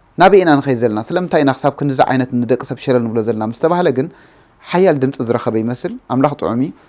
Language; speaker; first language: Tigrinya; native; Tigrinya